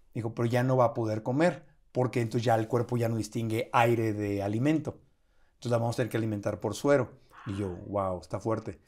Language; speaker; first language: Spanish; native; Spanish